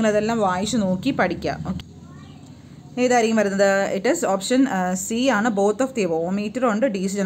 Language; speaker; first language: English; non-native, local second language; Malayalam